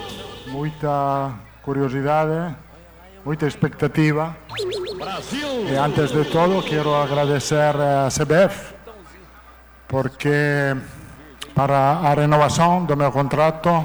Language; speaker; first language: Portuguese; non-native, learner; Italian